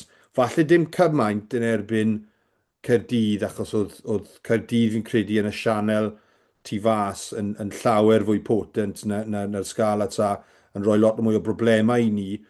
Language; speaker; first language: Welsh; native; Welsh